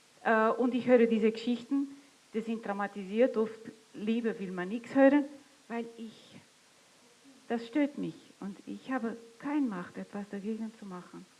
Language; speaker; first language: German; non-native, fluent; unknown